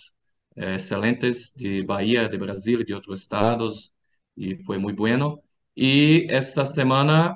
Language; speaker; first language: Spanish; non-native, fluent; Portuguese